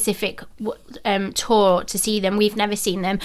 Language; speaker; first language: English; native; English